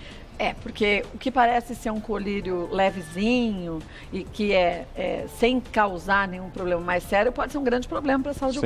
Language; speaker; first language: Portuguese; native; Portuguese